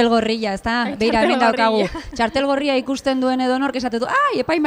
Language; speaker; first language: Basque; native; Basque